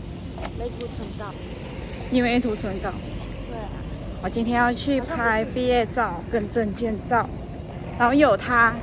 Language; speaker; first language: Chinese; non-native, fluent; Thai